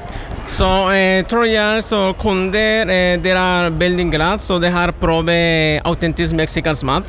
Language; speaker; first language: Norwegian; non-native, learner; Spanish